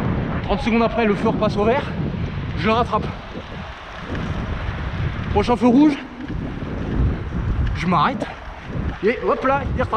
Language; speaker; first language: French; native; French